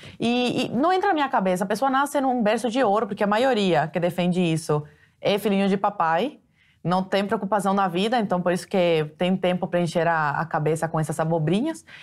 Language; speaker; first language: Portuguese; early bilingual, other home language; Spanish